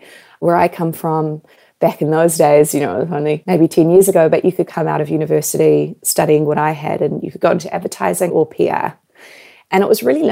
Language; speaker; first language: English; native; English